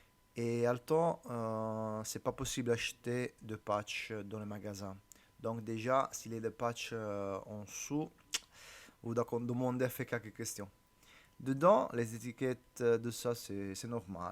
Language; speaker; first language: French; non-native, learner; Italian